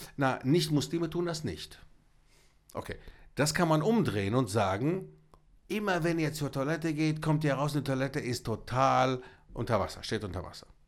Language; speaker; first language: German; early bilingual, other home language; Greek